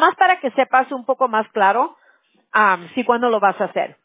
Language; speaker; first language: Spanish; early bilingual, other home language; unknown